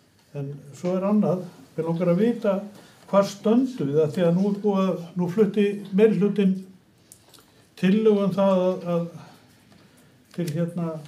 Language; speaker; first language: Icelandic; native; Icelandic